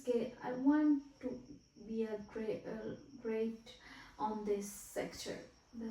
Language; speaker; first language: English; non-native, fluent; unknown